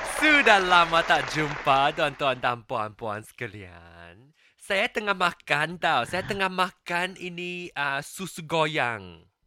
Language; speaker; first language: Malay; non-native, local second language; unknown